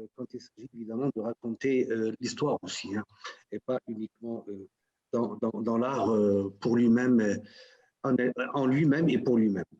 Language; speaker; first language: French; non-native, local second language; Arabic